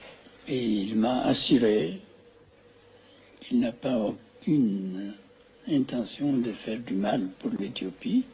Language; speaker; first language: French; non-native, fluent; Amharic